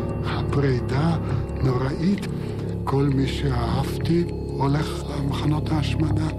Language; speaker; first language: Hebrew; non-native, fluent; Yiddish